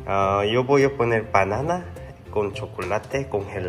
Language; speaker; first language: Spanish; non-native, learner; Korean